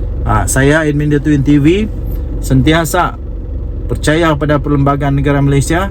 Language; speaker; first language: Malay; native; Malay